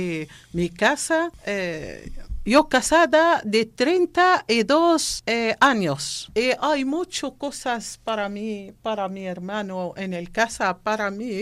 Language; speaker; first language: Spanish; non-native, learner; Arabic